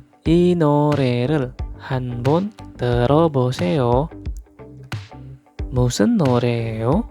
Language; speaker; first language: Korean; non-native, fluent; Indonesian